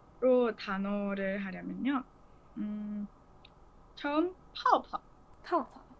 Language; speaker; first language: Korean; non-native, fluent; Chinese